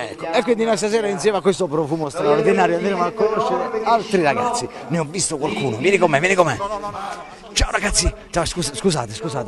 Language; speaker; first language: Italian; native; Italian